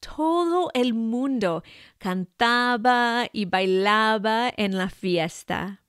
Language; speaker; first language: Spanish; non-native, fluent; English